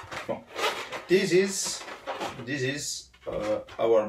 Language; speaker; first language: English; non-native, learner; Italian